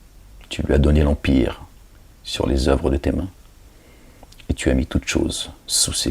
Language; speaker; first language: French; native; French